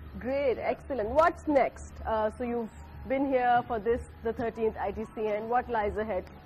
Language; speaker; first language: English; non-native, local second language; Urdu